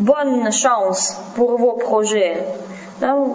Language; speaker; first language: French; non-native, fluent; Russian